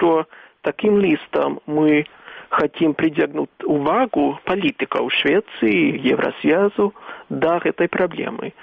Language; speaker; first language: Belarusian; non-native, fluent; Swedish